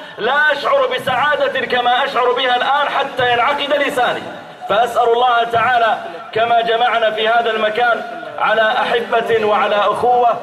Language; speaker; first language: Arabic; native; Arabic